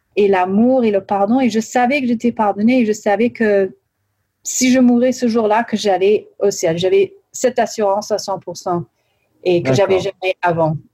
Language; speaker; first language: French; early bilingual, heritage; French